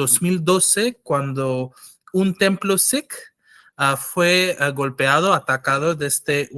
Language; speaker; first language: Spanish; non-native, fluent; English